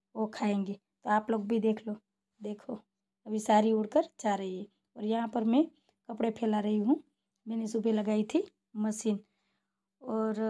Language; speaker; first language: Hindi; non-native, local second language; Gujarati